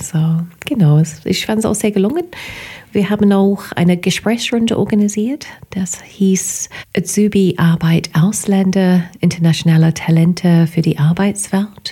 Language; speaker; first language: German; non-native, fluent; English